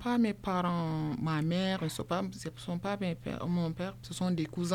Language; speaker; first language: French; non-native, local second language; Soninke